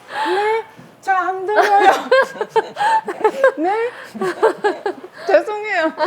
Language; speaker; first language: Korean; early bilingual, heritage; Korean